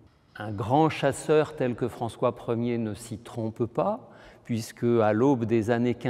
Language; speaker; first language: French; native; French